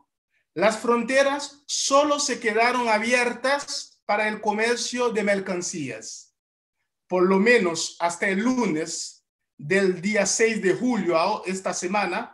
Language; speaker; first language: Spanish; non-native, fluent; Haitian Creole